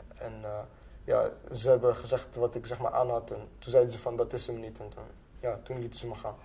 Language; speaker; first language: Dutch; early bilingual, other home language; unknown